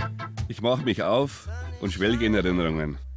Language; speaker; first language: German; native; German